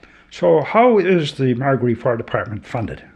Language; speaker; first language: English; native; English